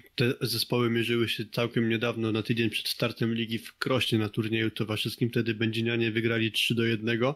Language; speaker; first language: Polish; native; Polish